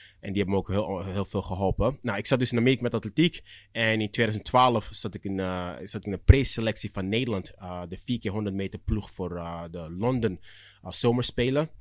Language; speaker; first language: Dutch; early bilingual, other home language; Akan